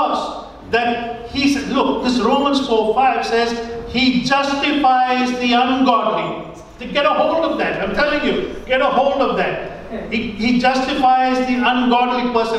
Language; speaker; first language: English; non-native, local second language; Tamil